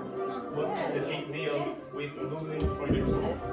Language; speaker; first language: English; non-native, learner; Spanish